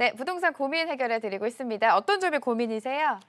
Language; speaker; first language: Korean; native; Korean